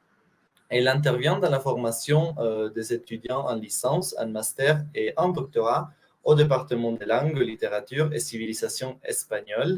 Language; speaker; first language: French; non-native, fluent; Spanish